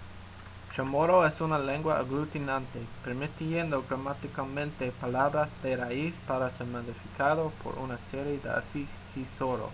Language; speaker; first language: Spanish; non-native, learner; English